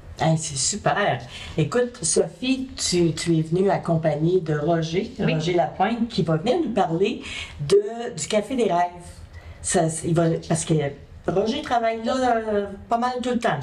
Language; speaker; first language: French; native; French